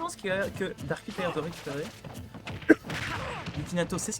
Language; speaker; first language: French; native; French